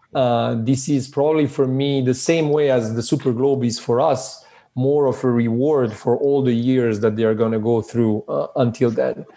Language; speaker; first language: English; early bilingual, other home language; Serbian